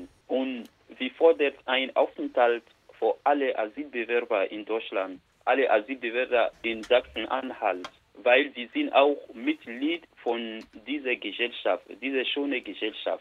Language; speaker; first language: German; non-native, learner; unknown